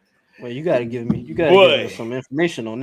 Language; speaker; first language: English; native; English